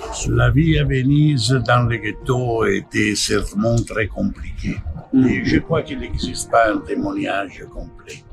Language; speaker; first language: French; non-native, fluent; Italian